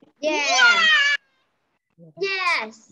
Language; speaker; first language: English; non-native, learner; Vietnamese